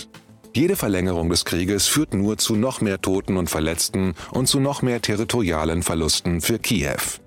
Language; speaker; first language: German; native; German